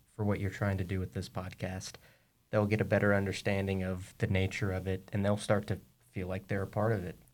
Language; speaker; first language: English; native; English